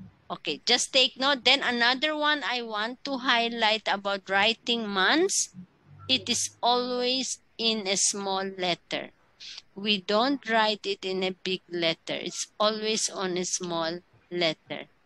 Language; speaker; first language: English; non-native, local second language; Filipino